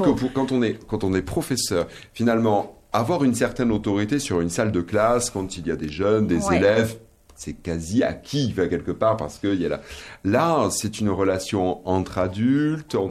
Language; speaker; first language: French; native; French